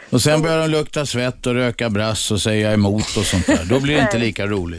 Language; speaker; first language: Swedish; native; Swedish